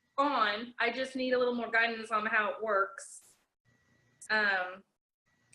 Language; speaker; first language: English; native; English